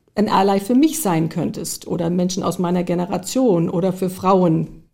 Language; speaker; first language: German; early bilingual, heritage; German